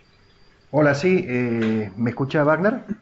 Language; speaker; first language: Spanish; native; Spanish